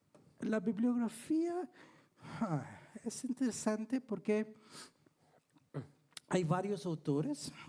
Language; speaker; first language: Spanish; non-native, fluent; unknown